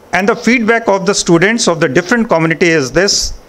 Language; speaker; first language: English; non-native, local second language; Punjabi